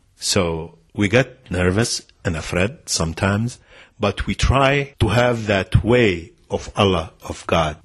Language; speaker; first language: English; non-native, fluent; Arabic